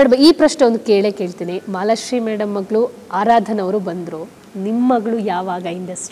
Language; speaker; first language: Kannada; native; Kannada